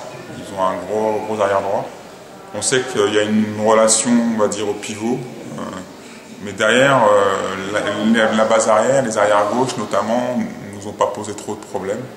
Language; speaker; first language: French; native; French